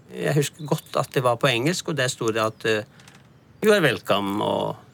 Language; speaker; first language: Norwegian; non-native, fluent; Punjabi